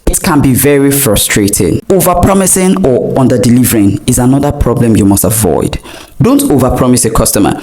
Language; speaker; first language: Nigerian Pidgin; non-native, local second language; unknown